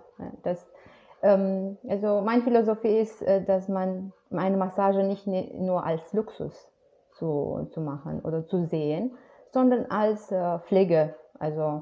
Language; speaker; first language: German; non-native, fluent; Romanian